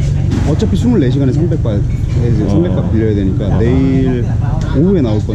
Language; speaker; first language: Korean; native; Korean